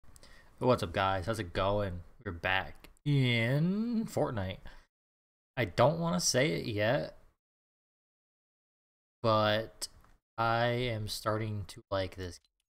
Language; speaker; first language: English; native; English